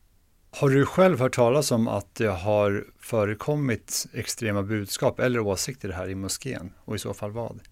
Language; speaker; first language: Swedish; native; Swedish